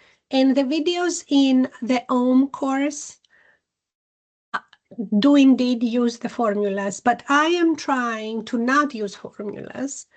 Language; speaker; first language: English; non-native, fluent; Greek